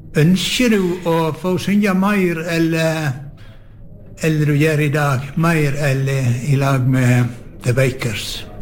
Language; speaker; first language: Norwegian; native; Norwegian